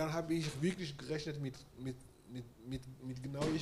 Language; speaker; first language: German; non-native, fluent; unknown